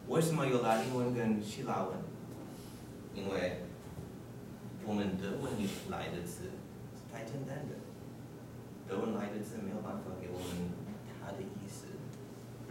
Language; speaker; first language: Chinese; non-native, learner; English